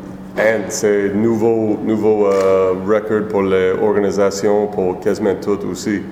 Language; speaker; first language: French; non-native, learner; English